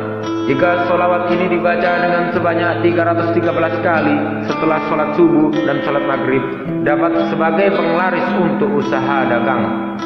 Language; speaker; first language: Indonesian; native; Indonesian